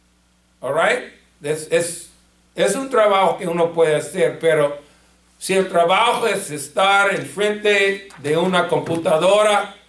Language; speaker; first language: Spanish; non-native, fluent; English